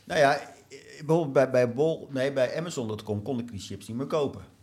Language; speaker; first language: Dutch; native; Dutch